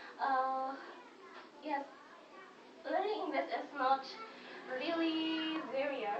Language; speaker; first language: English; non-native, fluent; Indonesian